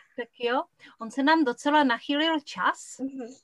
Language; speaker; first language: Czech; native; Czech